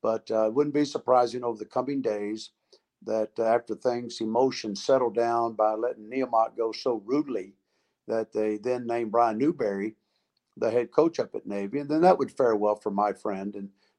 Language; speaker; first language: English; native; English